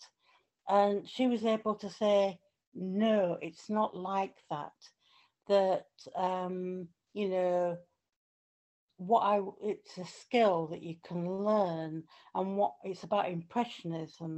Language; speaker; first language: English; native; English